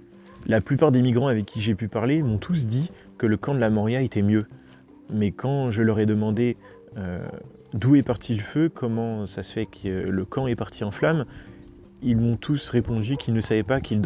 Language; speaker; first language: French; native; French